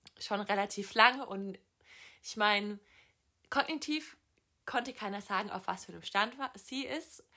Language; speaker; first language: German; native; German